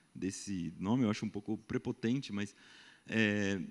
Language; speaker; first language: Portuguese; native; Portuguese